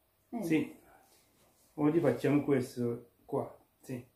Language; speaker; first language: Italian; non-native, learner; Sinhala